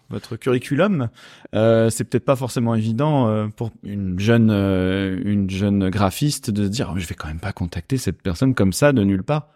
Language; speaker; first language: French; native; French